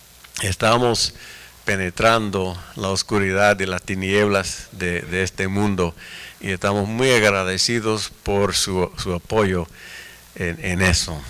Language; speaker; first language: Spanish; non-native, fluent; English